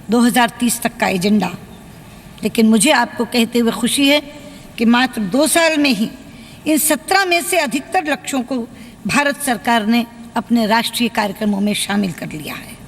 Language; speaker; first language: Hindi; native; Hindi